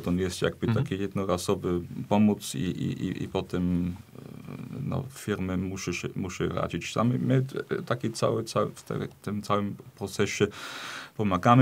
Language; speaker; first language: Polish; non-native, fluent; German